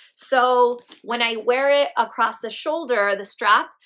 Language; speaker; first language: English; native; English